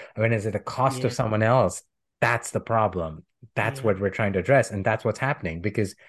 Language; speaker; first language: English; non-native, local second language; Gujarati